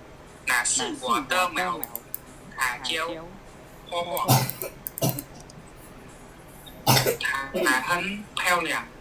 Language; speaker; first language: Chinese; non-native, learner; Khmer